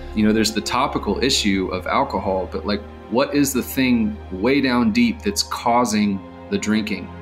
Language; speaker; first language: English; native; English